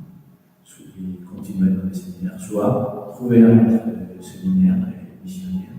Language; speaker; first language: French; non-native, fluent; Spanish